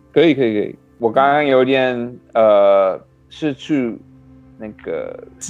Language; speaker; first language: Chinese; non-native, learner; English